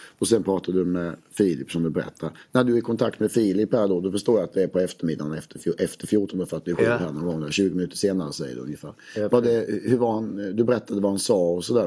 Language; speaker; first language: Swedish; native; Swedish